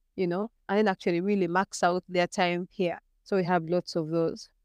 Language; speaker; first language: English; non-native, local second language; Ganda